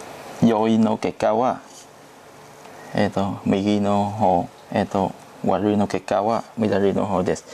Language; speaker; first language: Japanese; non-native, learner; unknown